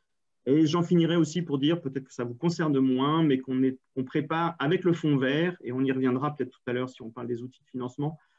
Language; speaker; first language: French; native; French